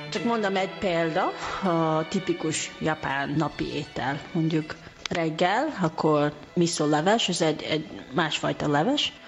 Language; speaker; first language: Hungarian; non-native, learner; Japanese